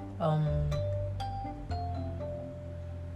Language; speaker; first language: English; non-native, local second language; Igbo